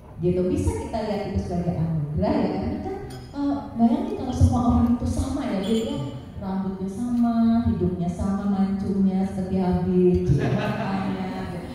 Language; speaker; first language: Indonesian; native; Indonesian